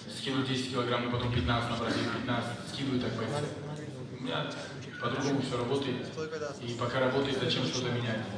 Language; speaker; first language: Russian; non-native, local second language; Uzbek